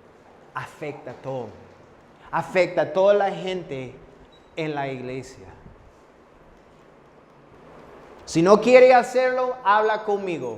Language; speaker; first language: Spanish; non-native, fluent; English